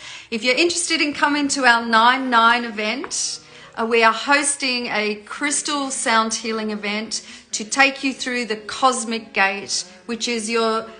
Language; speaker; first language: English; native; English